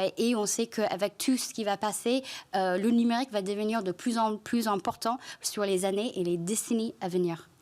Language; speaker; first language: French; non-native, fluent; Chinese